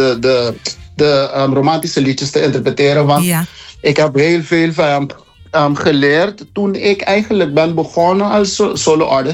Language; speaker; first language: Dutch; non-native, local second language; Papiamento